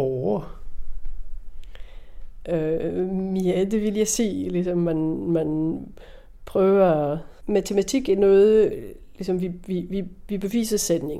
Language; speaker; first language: Danish; non-native, fluent; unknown